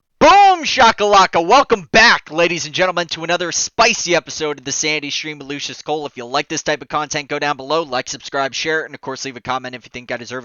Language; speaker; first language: English; native; English